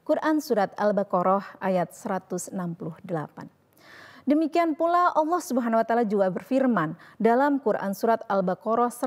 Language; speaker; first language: Indonesian; native; Indonesian